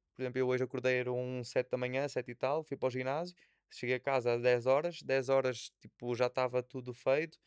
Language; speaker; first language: Portuguese; native; Portuguese